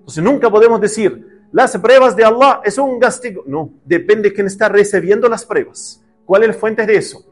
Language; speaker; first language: Spanish; non-native, learner; Arabic